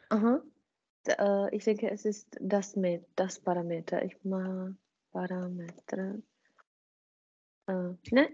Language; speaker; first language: German; non-native, fluent; Czech